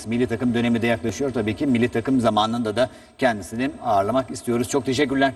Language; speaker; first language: Turkish; native; Turkish